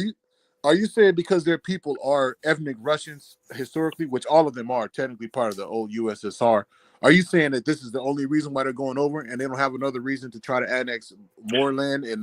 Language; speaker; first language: English; native; English